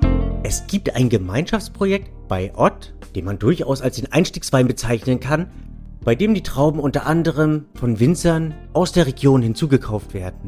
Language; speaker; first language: German; native; German